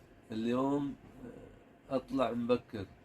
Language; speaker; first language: Arabic; non-native, fluent; Urdu